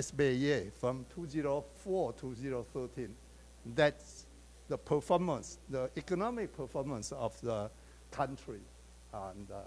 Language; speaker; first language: English; non-native, fluent; Chinese